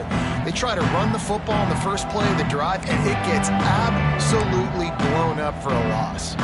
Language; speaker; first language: English; native; English